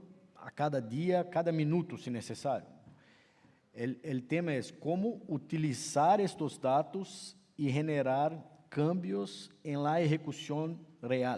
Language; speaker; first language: Spanish; non-native, fluent; Portuguese